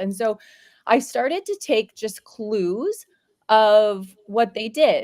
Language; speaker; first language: English; native; English